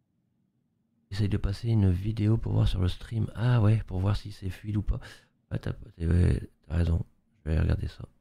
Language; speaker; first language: French; native; French